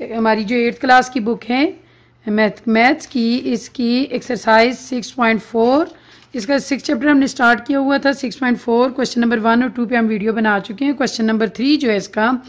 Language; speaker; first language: Urdu; native; Urdu